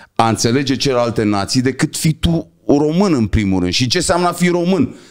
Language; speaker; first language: Romanian; native; Romanian